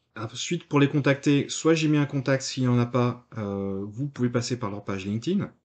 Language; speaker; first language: French; native; French